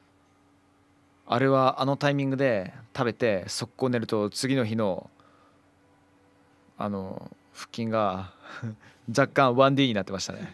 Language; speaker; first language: Japanese; native; Japanese